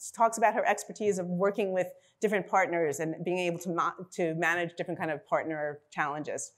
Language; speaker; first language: English; native; English